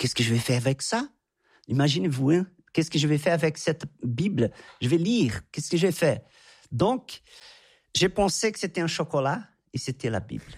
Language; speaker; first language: French; non-native, fluent; Portuguese